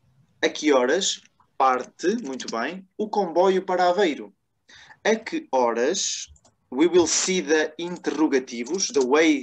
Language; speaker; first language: Portuguese; non-native, fluent; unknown